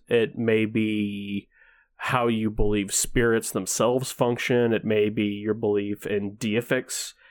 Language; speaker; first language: English; early bilingual, other home language; Danish